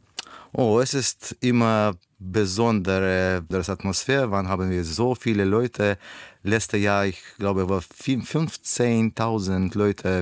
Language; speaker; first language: German; non-native, learner; Russian